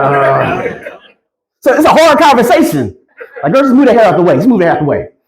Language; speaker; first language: English; native; English